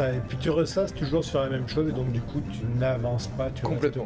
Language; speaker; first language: French; native; French